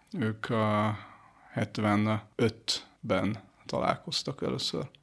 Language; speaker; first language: Hungarian; early bilingual, other home language; Greek